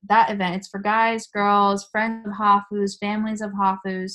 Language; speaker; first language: English; early bilingual, other home language; Japanese